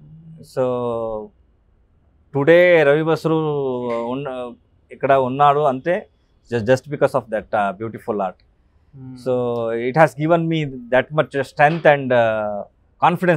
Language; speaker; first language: Telugu; non-native, local second language; Kannada